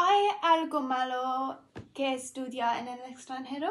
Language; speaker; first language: Spanish; non-native, learner; English